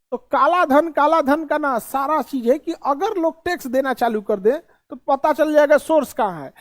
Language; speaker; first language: Hindi; native; Hindi